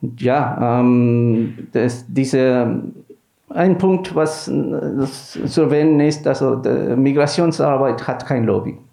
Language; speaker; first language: German; non-native, fluent; Spanish